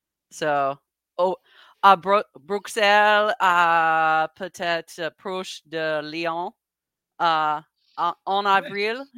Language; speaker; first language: French; non-native, learner; English